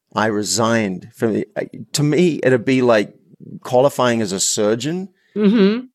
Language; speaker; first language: English; native; English